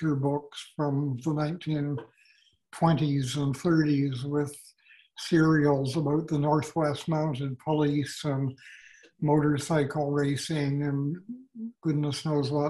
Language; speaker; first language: English; native; English